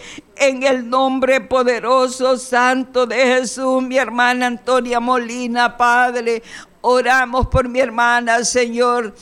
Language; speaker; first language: Spanish; native; Spanish